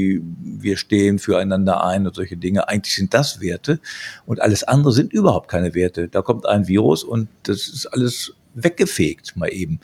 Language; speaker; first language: German; native; German